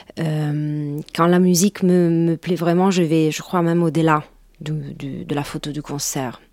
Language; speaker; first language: French; non-native, fluent; Italian